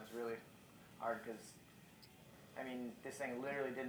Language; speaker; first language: English; native; English